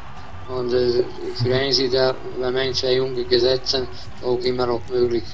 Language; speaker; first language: German; non-native, learner; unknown